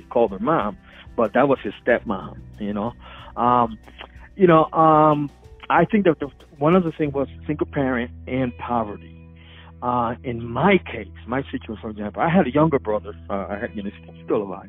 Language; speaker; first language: English; native; English